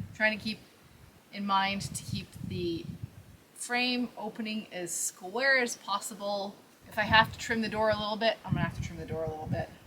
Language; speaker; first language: English; native; English